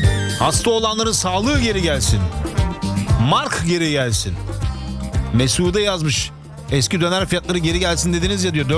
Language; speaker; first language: Turkish; native; Turkish